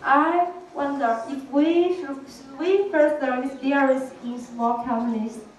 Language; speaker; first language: English; non-native, learner; Chinese